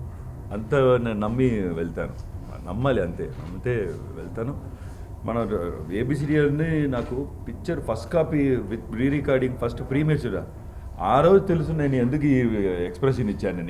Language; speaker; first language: Telugu; non-native, fluent; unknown